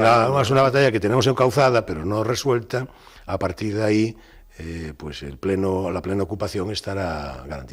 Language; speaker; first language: Spanish; native; Spanish